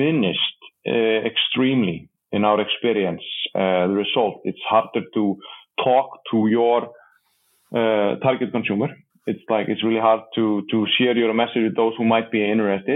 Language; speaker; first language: English; non-native, fluent; Icelandic